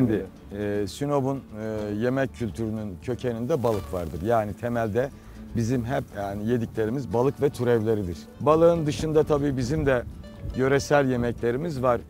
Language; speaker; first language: Turkish; native; Turkish